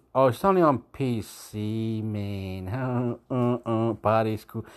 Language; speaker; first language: English; non-native, fluent; Spanish